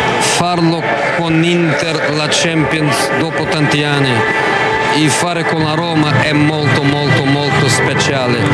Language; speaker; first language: Italian; non-native, fluent; Portuguese